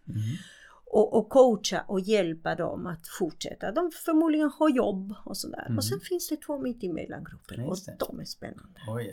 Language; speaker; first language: Swedish; non-native, fluent; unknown